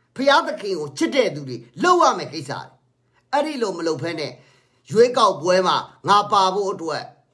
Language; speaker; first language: Burmese; non-native, local second language; Kachin